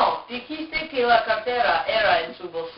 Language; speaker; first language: Spanish; non-native, learner; English